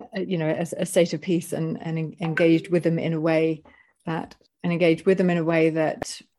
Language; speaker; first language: English; native; English